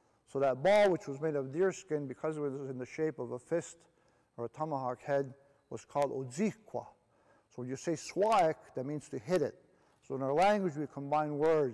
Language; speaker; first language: English; native; English